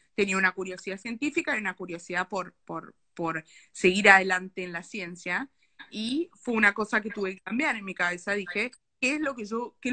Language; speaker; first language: Spanish; native; Spanish